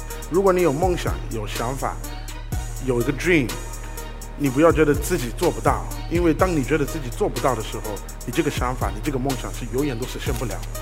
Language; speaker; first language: Chinese; non-native, fluent; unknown